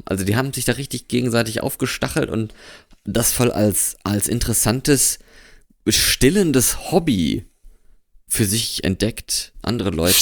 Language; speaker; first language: German; native; German